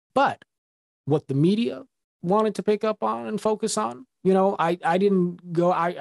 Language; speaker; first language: English; native; English